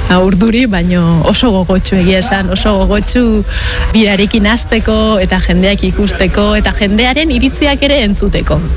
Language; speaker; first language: Basque; early bilingual, other home language; Sidamo